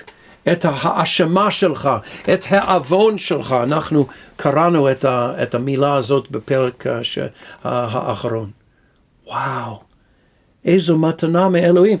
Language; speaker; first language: Hebrew; non-native, fluent; English